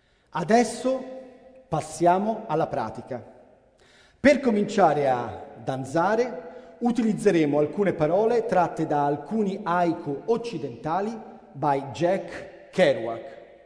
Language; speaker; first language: Italian; native; Italian